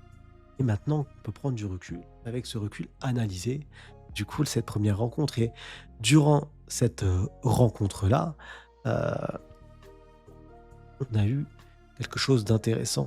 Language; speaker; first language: French; native; French